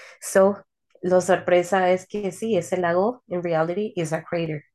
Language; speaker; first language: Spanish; early bilingual, heritage; Spanish